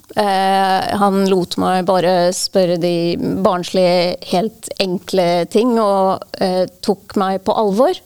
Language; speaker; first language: Norwegian; non-native, fluent; English